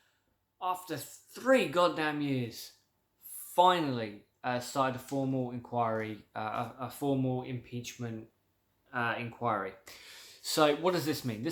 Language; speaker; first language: English; native; English